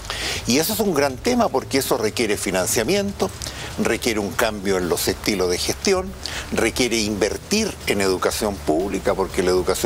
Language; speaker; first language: Spanish; native; Spanish